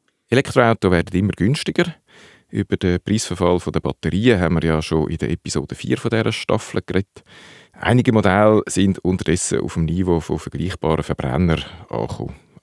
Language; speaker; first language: German; native; German